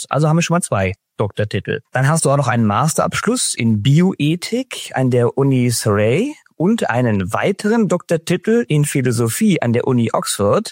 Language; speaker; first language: German; native; German